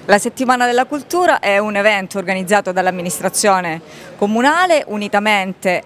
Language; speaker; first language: Italian; native; Italian